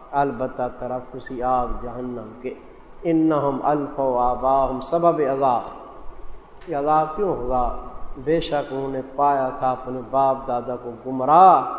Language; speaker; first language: Urdu; native; Urdu